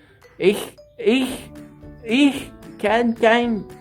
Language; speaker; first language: German; non-native, learner; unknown